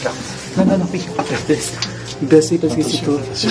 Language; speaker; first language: French; non-native, learner; Filipino